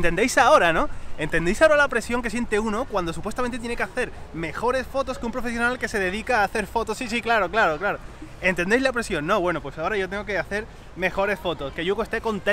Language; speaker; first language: Spanish; native; Spanish